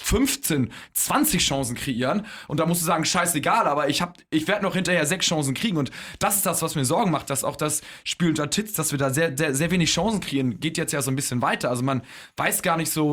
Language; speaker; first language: German; native; German